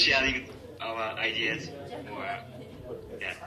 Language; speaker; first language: English; non-native, learner; Japanese